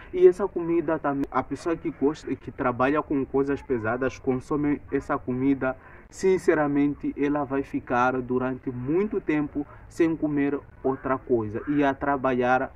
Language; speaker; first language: Portuguese; non-native, local second language; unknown